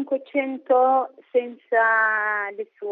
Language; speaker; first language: Italian; non-native, learner; Arabic